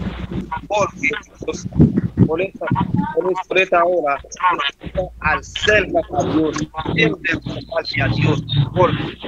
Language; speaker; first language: Spanish; non-native, learner; Haitian Creole